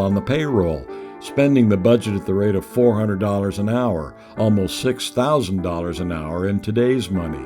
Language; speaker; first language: English; native; English